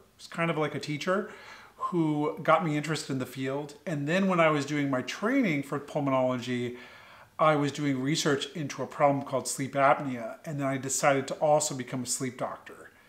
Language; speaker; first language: English; native; English